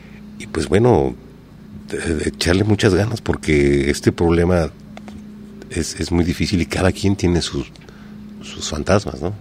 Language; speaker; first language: Spanish; native; Spanish